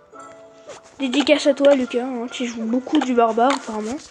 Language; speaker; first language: French; native; French